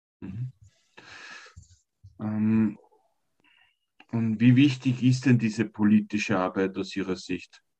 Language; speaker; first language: German; native; German